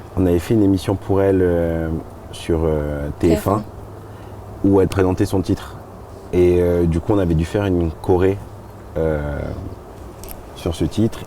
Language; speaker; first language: French; native; French